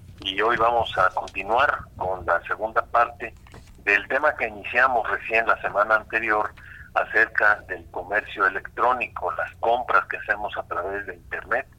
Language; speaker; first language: Spanish; native; Spanish